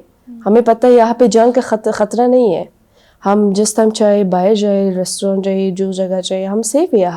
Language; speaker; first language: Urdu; non-native, learner; Persian